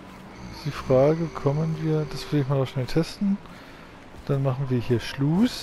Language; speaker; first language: German; native; German